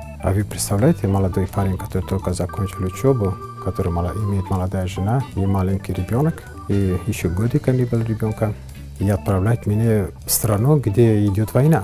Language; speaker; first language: Russian; non-native, fluent; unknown